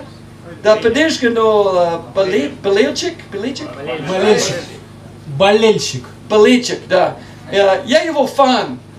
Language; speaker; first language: Russian; non-native, learner; English